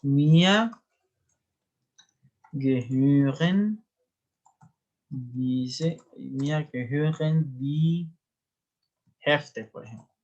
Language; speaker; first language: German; non-native, fluent; Spanish